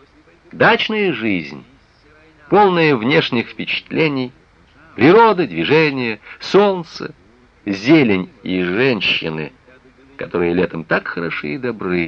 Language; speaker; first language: Russian; native; Russian